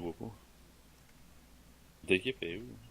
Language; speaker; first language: French; native; French